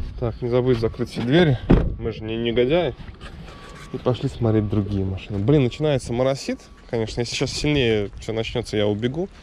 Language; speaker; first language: Russian; native; Russian